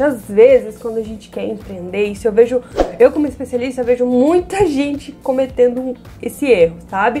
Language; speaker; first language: Portuguese; native; Portuguese